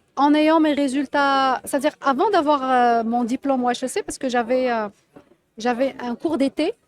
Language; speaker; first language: French; non-native, local second language; Arabic